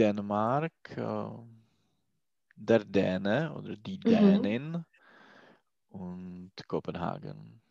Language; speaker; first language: German; non-native, learner; Czech